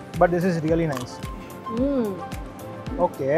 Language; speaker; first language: Telugu; non-native, learner; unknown